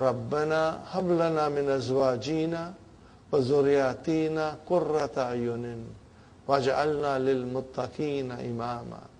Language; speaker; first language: Arabic; non-native, fluent; English